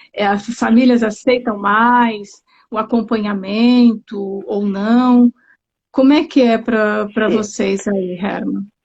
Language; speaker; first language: Portuguese; native; Portuguese